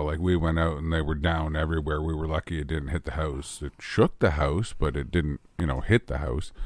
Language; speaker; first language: English; native; English